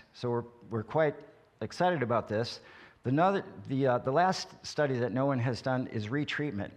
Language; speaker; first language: English; native; English